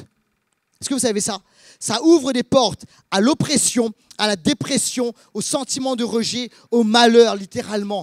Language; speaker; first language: French; native; French